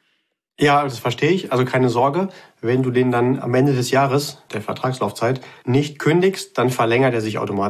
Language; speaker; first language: German; native; German